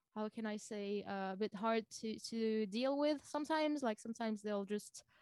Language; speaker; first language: English; non-native, fluent; French